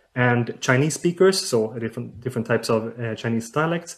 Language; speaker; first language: English; non-native, fluent; Swedish